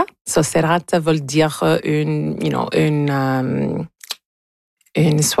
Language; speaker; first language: French; non-native, local second language; English